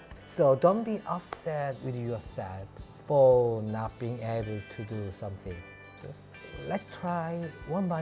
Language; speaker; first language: English; non-native, learner; Korean